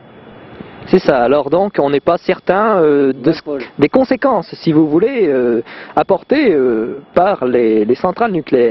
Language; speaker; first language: French; native; French